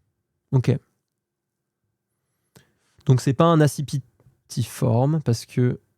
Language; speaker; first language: French; native; French